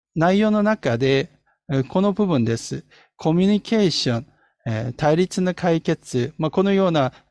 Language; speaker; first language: Japanese; non-native, fluent; Korean